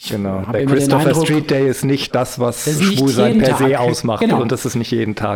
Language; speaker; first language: German; native; German